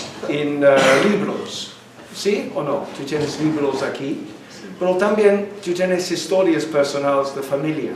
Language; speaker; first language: Spanish; non-native, learner; English